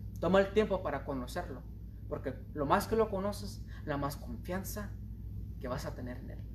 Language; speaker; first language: Spanish; early bilingual, heritage; Spanish